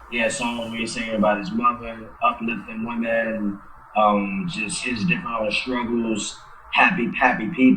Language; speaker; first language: English; native; English